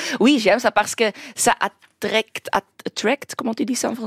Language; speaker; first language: French; non-native, local second language; Dutch